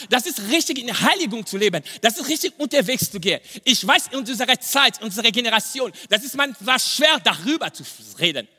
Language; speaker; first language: German; non-native, fluent; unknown